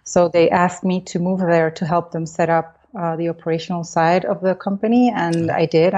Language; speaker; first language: English; non-native, fluent; Spanish